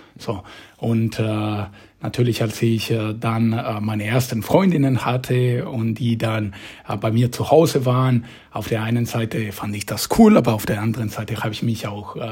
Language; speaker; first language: German; non-native, fluent; Spanish